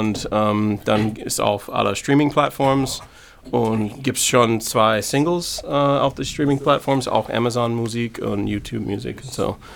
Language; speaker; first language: German; non-native, fluent; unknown